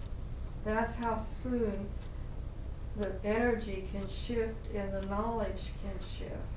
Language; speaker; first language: English; native; English